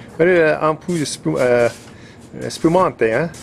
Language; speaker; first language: French; non-native, learner; English